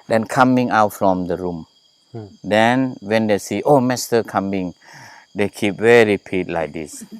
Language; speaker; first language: English; non-native, learner; Thai